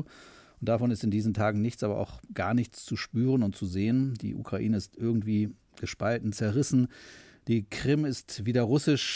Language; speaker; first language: German; native; German